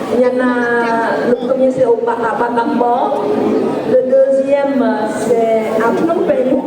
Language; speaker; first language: French; non-native, fluent; Khmer